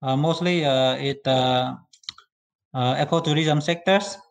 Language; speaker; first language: English; non-native, learner; Khmer